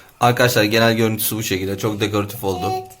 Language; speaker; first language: Turkish; native; Turkish